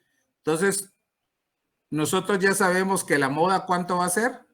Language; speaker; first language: Spanish; native; Spanish